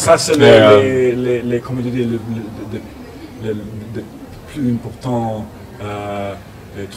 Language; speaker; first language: French; non-native, learner; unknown